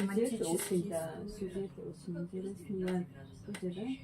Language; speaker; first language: Russian; non-native, fluent; Korean